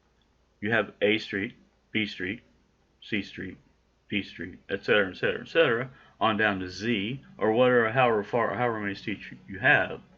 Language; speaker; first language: English; native; English